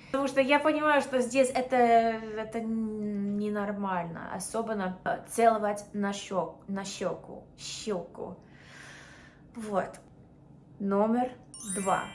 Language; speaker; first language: Russian; non-native, fluent; English